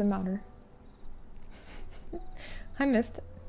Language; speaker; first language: English; native; English